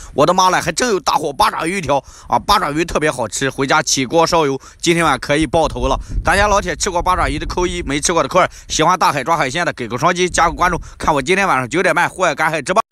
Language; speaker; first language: Chinese; native; Chinese